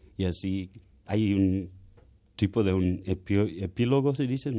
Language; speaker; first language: Spanish; non-native, fluent; German